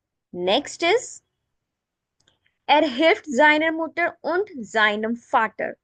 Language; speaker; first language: German; non-native, fluent; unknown